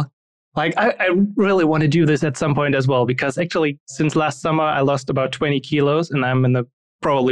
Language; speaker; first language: English; non-native, fluent; German